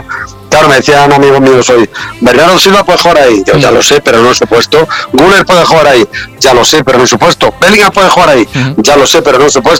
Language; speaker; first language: Spanish; native; Spanish